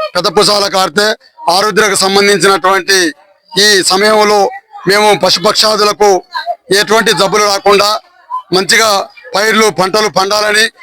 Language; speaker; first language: Telugu; non-native, local second language; Lambadi